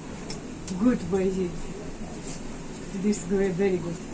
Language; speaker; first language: English; non-native, learner; Japanese